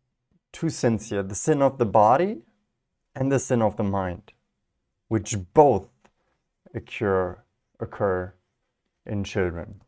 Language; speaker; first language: English; non-native, fluent; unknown